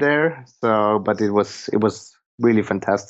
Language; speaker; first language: English; non-native, fluent; German